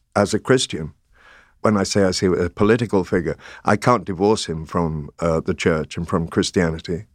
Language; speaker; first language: English; native; English